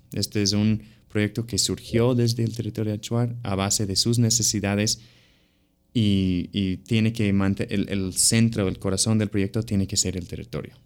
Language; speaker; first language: Spanish; non-native, fluent; English